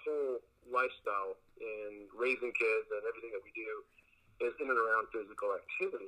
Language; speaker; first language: English; early bilingual, other home language; Spanish